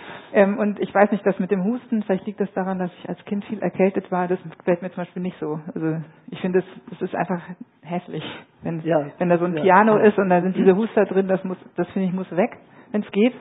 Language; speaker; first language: German; native; German